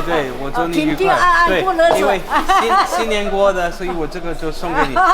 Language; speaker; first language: Chinese; non-native, learner; Dutch